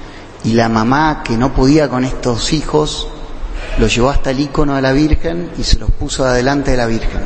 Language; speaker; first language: Spanish; native; Spanish